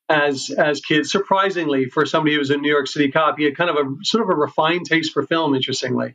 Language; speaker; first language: English; native; English